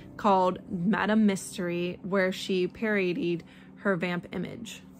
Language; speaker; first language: English; native; English